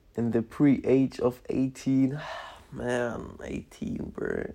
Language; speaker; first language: English; non-native, fluent; Polish